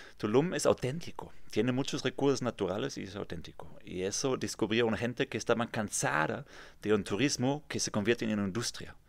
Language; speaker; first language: Spanish; non-native, fluent; German